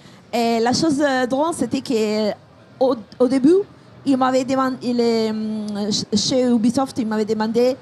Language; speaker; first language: French; non-native, fluent; Italian